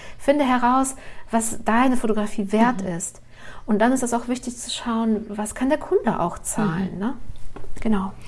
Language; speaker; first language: German; early bilingual, other home language; Russian